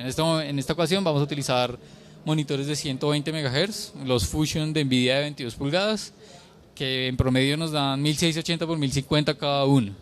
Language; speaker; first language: Spanish; native; Spanish